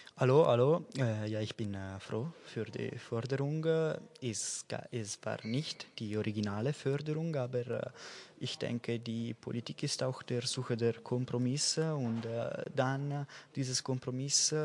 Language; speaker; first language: German; non-native, local second language; Italian